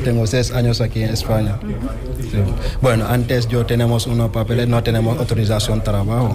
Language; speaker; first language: Spanish; non-native, learner; Wolof